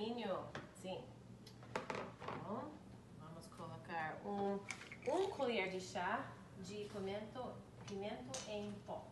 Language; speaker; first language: Portuguese; non-native, learner; English